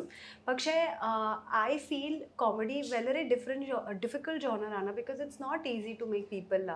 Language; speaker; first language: Malayalam; early bilingual, heritage; Malayalam